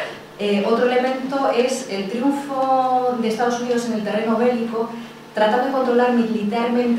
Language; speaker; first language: Spanish; native; Spanish